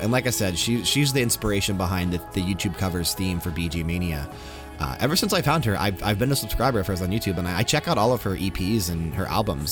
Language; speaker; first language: English; native; English